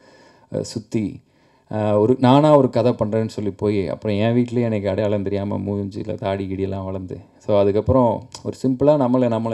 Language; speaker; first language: Tamil; native; Tamil